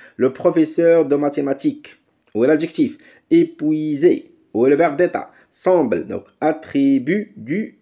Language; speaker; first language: French; non-native, local second language; Arabic